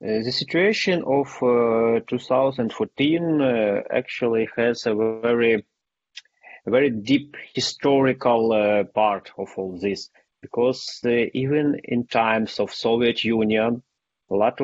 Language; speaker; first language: English; non-native, fluent; Ukrainian